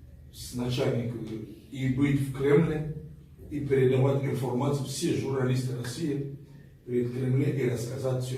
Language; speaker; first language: Russian; non-native, fluent; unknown